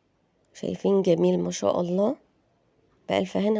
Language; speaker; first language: Arabic; native; Arabic